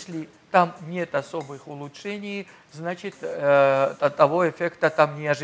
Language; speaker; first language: Russian; non-native, fluent; Georgian